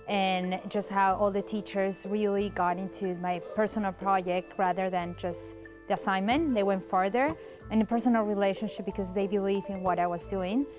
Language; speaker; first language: English; non-native, fluent; Spanish